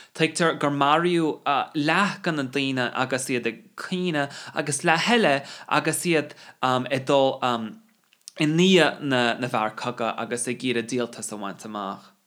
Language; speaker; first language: Irish; non-native, local second language; English